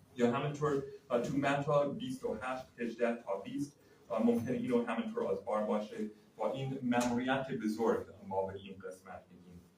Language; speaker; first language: Persian; non-native, fluent; English